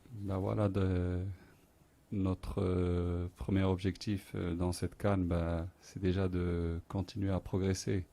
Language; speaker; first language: French; non-native, local second language; Arabic